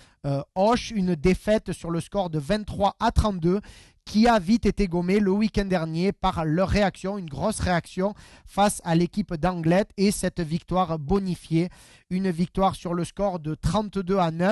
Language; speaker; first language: French; native; French